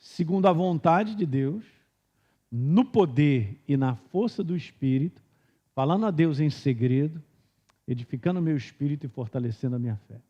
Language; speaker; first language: Portuguese; native; Portuguese